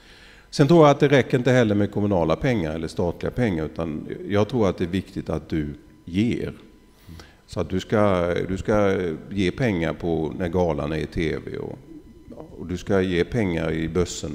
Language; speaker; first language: Swedish; native; Swedish